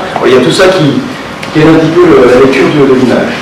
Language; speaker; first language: French; native; French